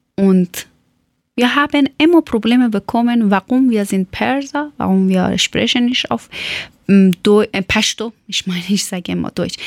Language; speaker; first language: German; non-native, learner; Persian